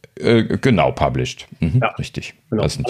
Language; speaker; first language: German; native; German